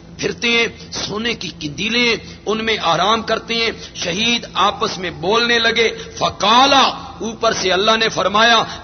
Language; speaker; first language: Urdu; non-native, local second language; Punjabi